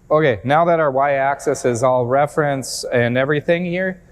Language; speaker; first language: English; native; English